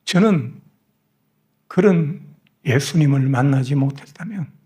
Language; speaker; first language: Korean; native; Korean